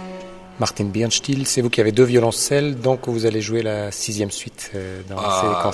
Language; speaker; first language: French; native; French